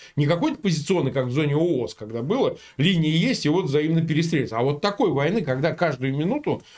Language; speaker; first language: Russian; native; Russian